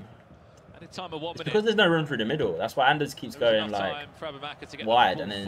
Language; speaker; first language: English; native; English